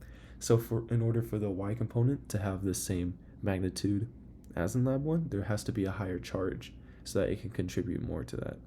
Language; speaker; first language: English; native; English